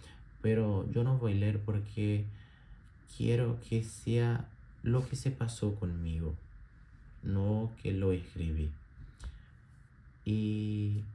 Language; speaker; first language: Spanish; non-native, learner; Portuguese